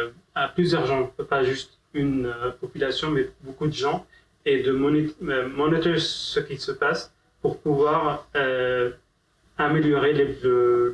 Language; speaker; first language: French; non-native, fluent; Arabic